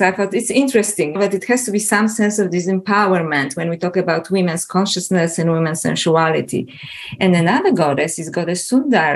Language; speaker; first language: English; non-native, fluent; Polish